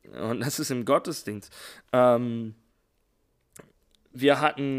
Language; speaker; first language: German; non-native, learner; English